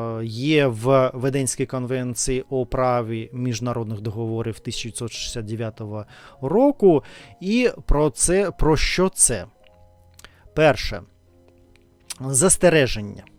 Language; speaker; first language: Ukrainian; non-native, learner; Russian